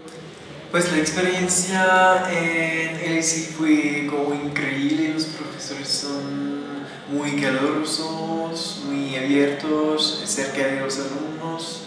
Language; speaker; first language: Spanish; non-native, fluent; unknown